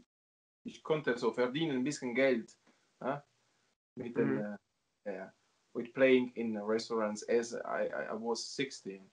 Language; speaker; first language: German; non-native, learner; Italian